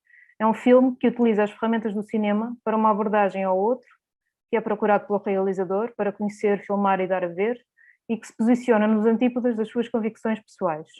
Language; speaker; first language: Portuguese; native; Portuguese